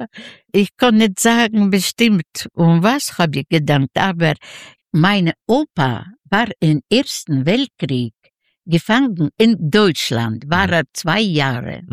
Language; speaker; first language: German; non-native, learner; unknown